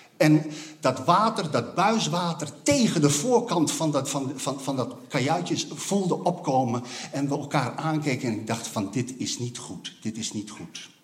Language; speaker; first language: Dutch; native; Dutch